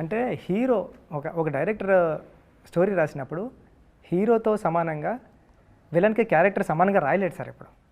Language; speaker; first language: Telugu; native; Telugu